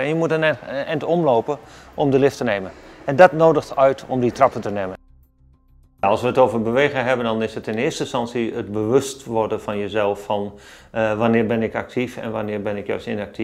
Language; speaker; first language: Dutch; native; Dutch